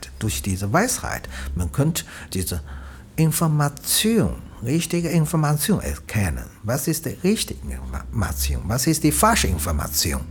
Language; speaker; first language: German; non-native, learner; Chinese